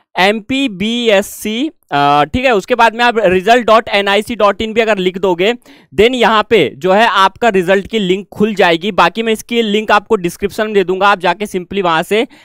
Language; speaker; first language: Hindi; native; Hindi